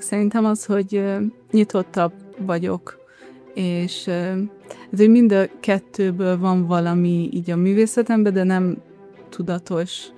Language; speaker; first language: Hungarian; early bilingual, other home language; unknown